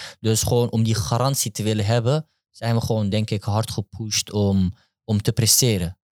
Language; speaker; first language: Dutch; early bilingual, other home language; Turkish